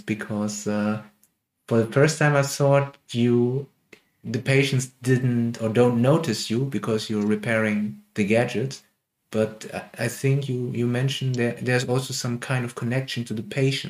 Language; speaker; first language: English; non-native, fluent; German